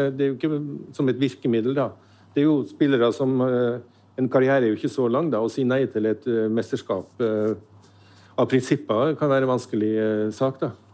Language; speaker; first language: Norwegian; native; Norwegian